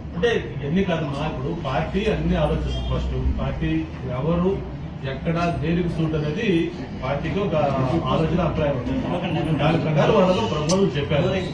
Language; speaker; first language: Telugu; native; Telugu